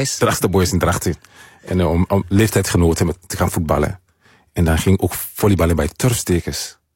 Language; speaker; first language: Dutch; non-native, learner; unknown